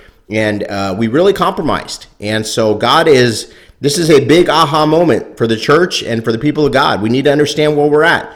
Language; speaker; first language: English; native; English